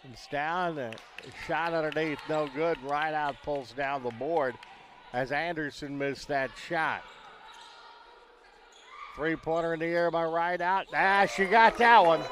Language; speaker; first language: English; native; English